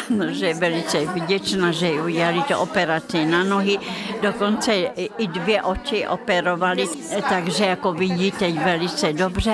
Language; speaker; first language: Czech; non-native, fluent; Russian